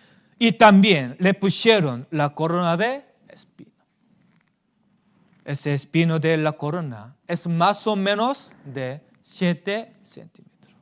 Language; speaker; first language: Spanish; non-native, fluent; Korean